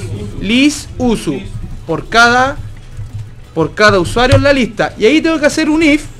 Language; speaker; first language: Spanish; native; Spanish